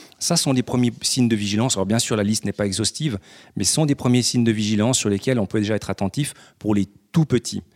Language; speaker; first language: French; native; French